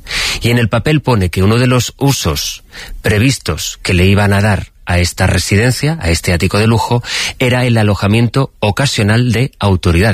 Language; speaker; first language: Spanish; native; Spanish